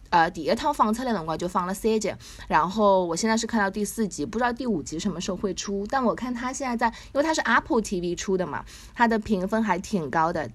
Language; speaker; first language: Chinese; native; Chinese